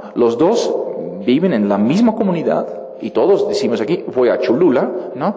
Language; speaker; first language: Spanish; non-native, fluent; Dutch